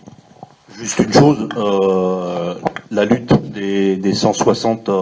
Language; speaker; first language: French; native; French